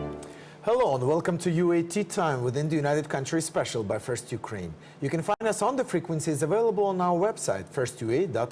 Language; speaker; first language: English; non-native, fluent; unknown